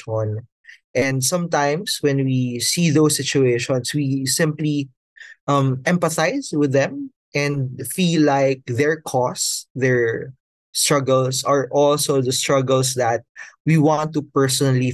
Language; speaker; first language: English; non-native, local second language; Filipino